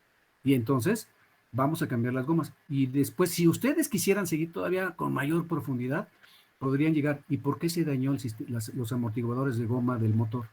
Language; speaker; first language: Spanish; native; Spanish